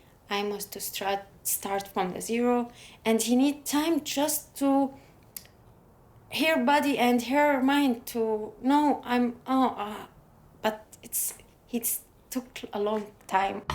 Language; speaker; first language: English; non-native, learner; Arabic